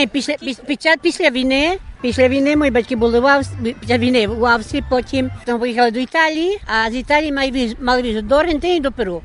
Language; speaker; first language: Ukrainian; early bilingual, heritage; Ukrainian